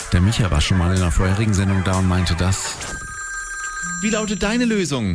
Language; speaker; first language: German; native; German